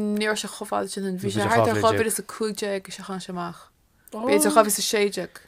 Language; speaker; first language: Irish; non-native, local second language; English